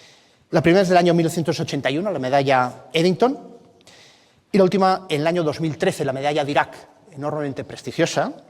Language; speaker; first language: Spanish; native; Spanish